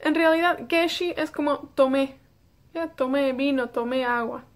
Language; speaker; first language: Spanish; non-native, fluent; Welsh